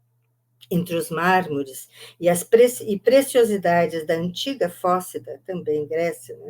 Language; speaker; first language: Portuguese; native; Portuguese